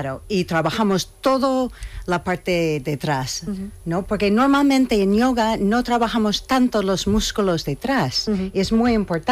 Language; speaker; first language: Spanish; non-native, fluent; English